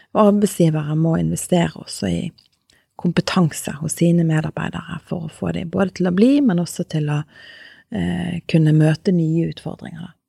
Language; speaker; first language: Norwegian; native; Norwegian